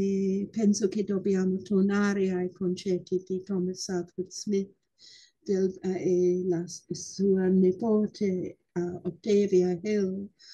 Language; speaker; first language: Italian; non-native, fluent; English